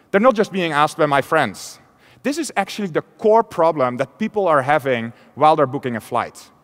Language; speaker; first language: English; non-native, fluent; Dutch